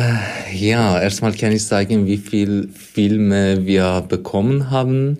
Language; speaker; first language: German; non-native, fluent; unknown